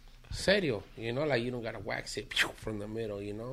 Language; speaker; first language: English; early bilingual, other home language; Spanish